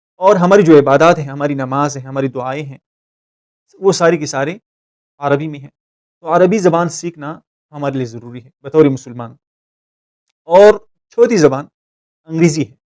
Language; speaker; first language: Urdu; non-native, local second language; Pashto